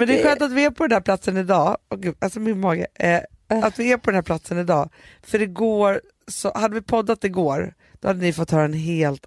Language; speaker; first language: Swedish; native; Swedish